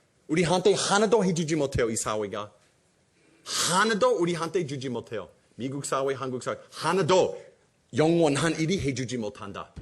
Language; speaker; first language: Korean; non-native, fluent; English